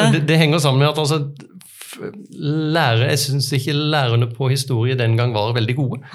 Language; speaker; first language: Norwegian; native; Norwegian